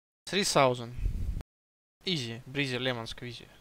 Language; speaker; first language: English; non-native, learner; Russian